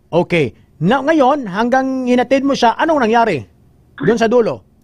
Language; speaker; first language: Filipino; non-native, local second language; Hiligaynon